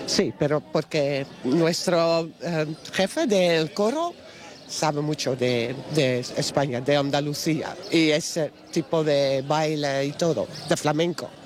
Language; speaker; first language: Spanish; non-native, learner; Dutch